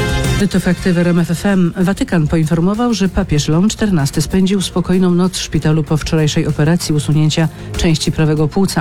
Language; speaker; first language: Polish; native; Polish